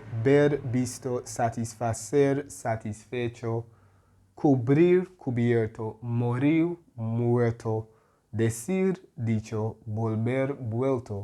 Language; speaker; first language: Spanish; non-native, fluent; English